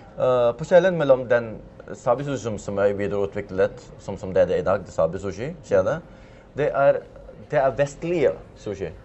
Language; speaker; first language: Norwegian; non-native, fluent; Filipino